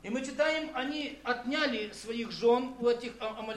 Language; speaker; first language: Polish; non-native, learner; Russian